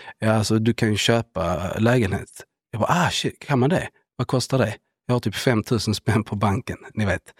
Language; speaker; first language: Swedish; early bilingual, other home language; Spanish